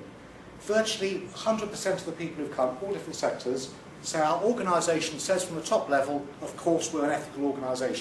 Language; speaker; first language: English; native; English